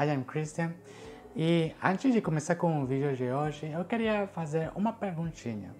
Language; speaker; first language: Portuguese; non-native, fluent; Spanish